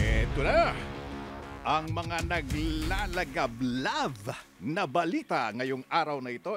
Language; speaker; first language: Filipino; native; Filipino